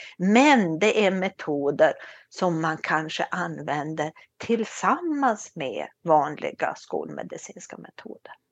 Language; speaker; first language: Swedish; native; Swedish